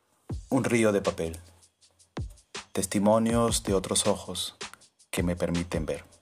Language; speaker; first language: Spanish; native; Spanish